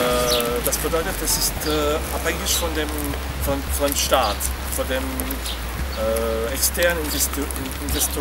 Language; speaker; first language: German; non-native, fluent; French